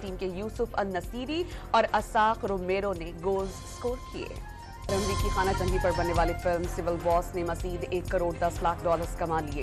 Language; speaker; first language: Urdu; native; Urdu